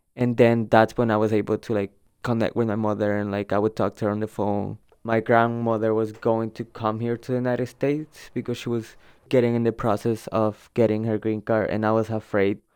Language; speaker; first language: English; early bilingual, other home language; Spanish